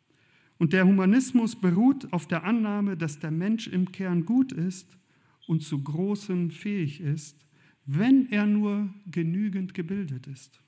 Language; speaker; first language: German; native; German